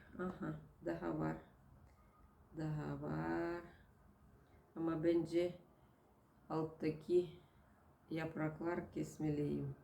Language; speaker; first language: Turkish; non-native, learner; Russian